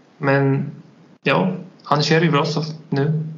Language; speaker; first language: Swedish; non-native, learner; Polish